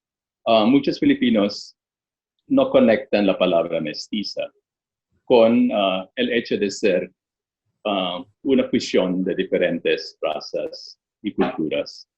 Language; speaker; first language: Spanish; non-native, fluent; Filipino